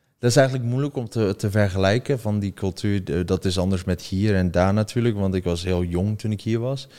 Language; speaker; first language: Dutch; early bilingual, heritage; Dutch